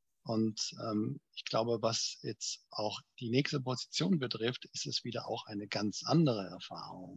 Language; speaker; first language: German; native; German